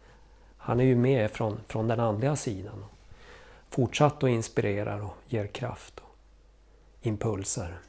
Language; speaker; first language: Swedish; native; Swedish